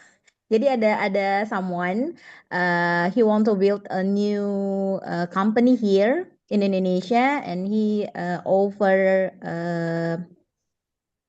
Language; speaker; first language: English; non-native, learner; Indonesian